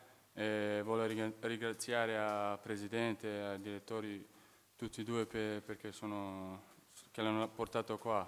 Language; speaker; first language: Italian; non-native, fluent; Serbian